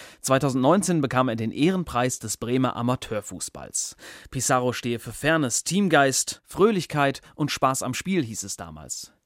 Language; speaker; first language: German; native; German